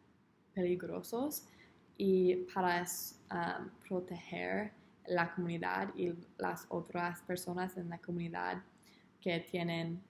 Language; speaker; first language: Spanish; non-native, learner; English